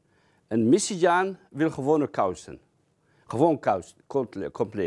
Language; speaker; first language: Dutch; non-native, fluent; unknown